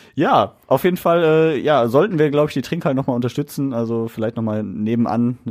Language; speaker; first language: German; native; German